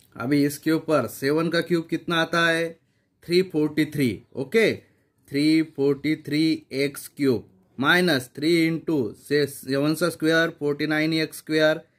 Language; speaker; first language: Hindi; non-native, local second language; Marathi